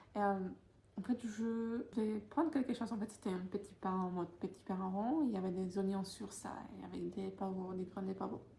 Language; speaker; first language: French; non-native, fluent; Polish